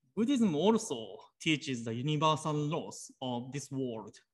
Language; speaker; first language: English; non-native, fluent; Japanese